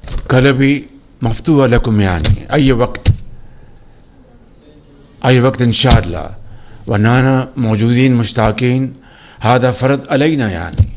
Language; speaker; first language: Arabic; non-native, fluent; Urdu